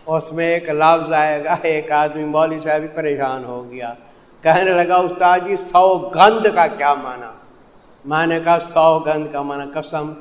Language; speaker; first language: Urdu; native; Urdu